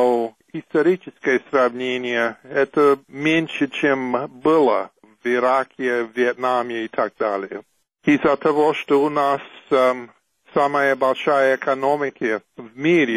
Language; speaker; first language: Russian; non-native, fluent; English